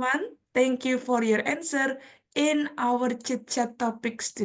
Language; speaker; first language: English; non-native, fluent; Indonesian